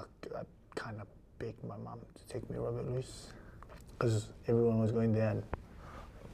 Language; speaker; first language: English; non-native, fluent; Samoan